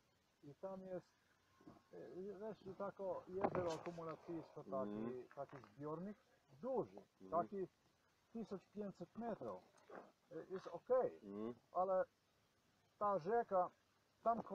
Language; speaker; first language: Polish; non-native, learner; Croatian